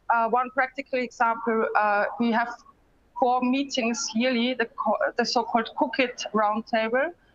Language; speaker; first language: English; non-native, fluent; German